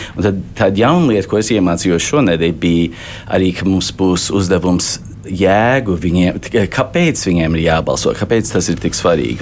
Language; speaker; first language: Latvian; early bilingual, heritage; Latvian